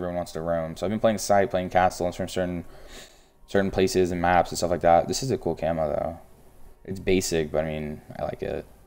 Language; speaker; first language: English; native; English